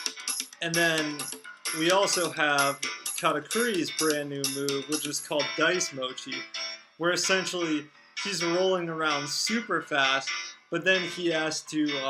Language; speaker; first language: English; native; English